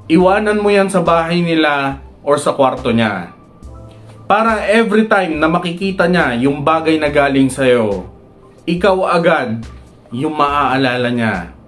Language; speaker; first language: Filipino; native; Filipino